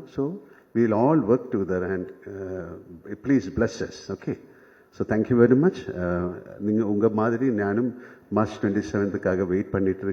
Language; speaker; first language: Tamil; non-native, local second language; Malayalam